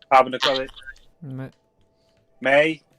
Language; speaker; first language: Welsh; native; Welsh